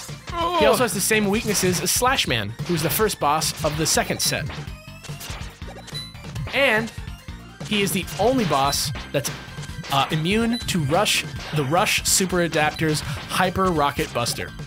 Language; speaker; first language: English; native; English